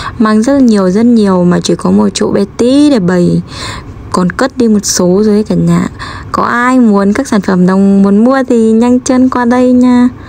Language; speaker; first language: Vietnamese; non-native, local second language; Hmong